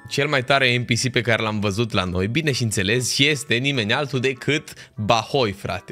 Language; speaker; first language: Romanian; native; Romanian